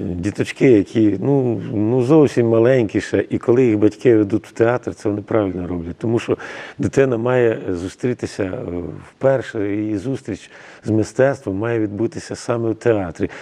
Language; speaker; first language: Ukrainian; native; Ukrainian